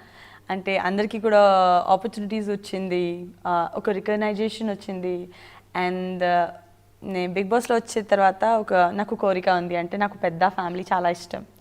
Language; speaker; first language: Telugu; non-native, learner; Gujarati